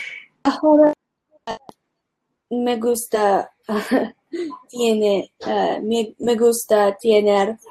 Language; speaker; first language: Spanish; early bilingual, heritage; English